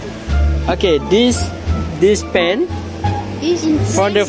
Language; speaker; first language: English; non-native, learner; Malay